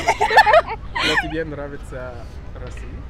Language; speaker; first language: Russian; non-native, learner; English